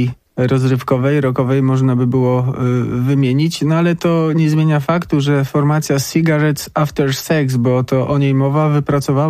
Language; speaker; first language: Polish; native; Polish